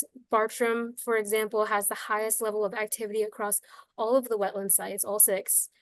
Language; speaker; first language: English; native; English